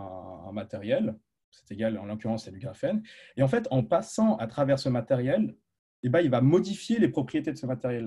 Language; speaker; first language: French; native; French